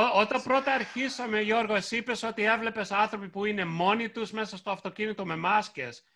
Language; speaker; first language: Greek; early bilingual, heritage; Greek